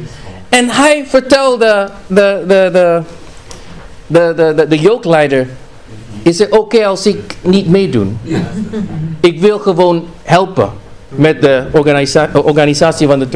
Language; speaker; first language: Dutch; non-native, fluent; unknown